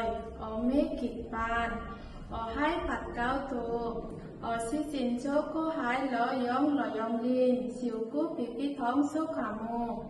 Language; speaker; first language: Cantonese; non-native, learner; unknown